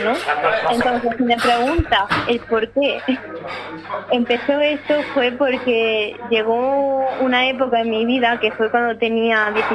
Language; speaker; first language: Spanish; native; Spanish